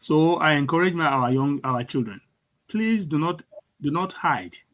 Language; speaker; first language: English; non-native, local second language; Yoruba